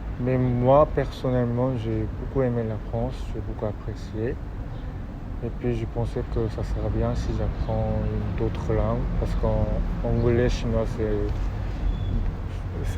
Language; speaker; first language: French; non-native, fluent; Korean